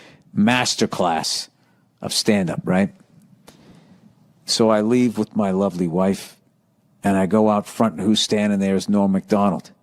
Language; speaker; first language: English; native; English